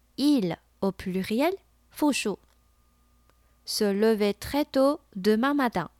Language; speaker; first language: French; non-native, fluent; Chinese